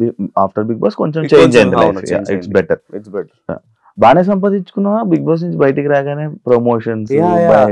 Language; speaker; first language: Telugu; native; Telugu